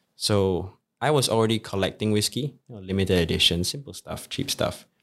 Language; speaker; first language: English; native; English